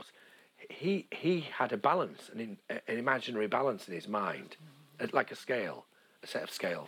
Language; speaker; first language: English; native; English